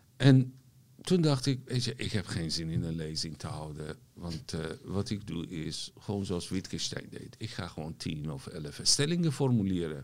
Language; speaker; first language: Dutch; non-native, fluent; Persian